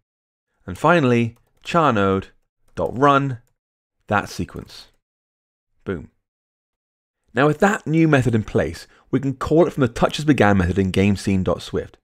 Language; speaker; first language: English; native; English